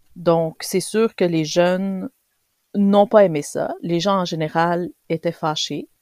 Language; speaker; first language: French; early bilingual, other home language; Spanish